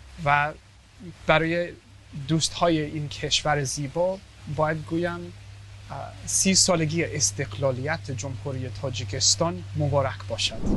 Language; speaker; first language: Persian; non-native, fluent; English